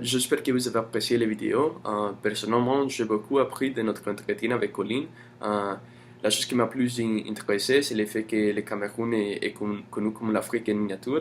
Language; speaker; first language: French; non-native, learner; English